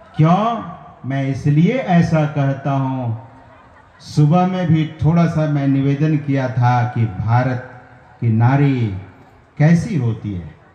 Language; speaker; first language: Hindi; native; Hindi